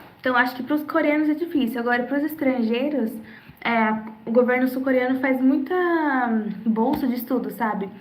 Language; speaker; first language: Portuguese; native; Portuguese